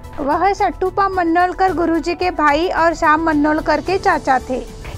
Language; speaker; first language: Hindi; non-native, local second language; Marathi